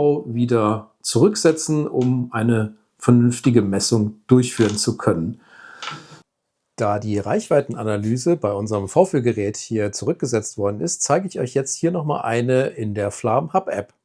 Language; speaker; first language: German; native; German